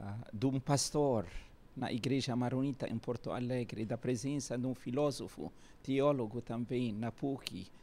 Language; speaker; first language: Portuguese; non-native, fluent; Arabic